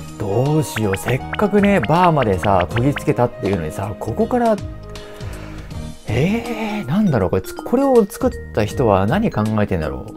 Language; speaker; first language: Japanese; native; Japanese